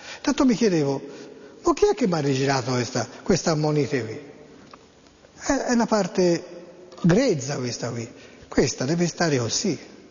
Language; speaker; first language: Italian; native; Italian